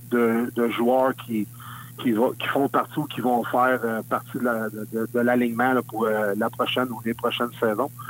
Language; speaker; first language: French; native; French